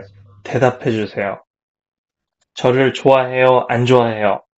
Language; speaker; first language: Korean; non-native, fluent; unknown